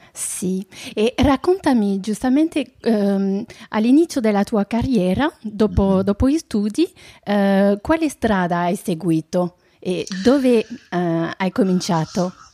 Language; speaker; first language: Italian; non-native, fluent; French